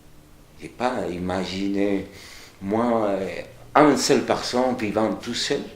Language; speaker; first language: French; non-native, fluent; Spanish